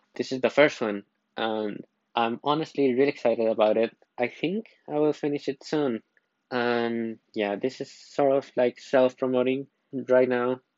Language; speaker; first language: English; non-native, fluent; Spanish